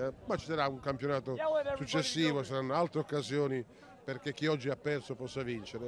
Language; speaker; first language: Italian; native; Italian